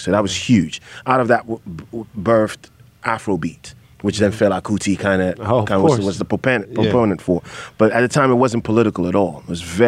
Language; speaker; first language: English; non-native, local second language; Akan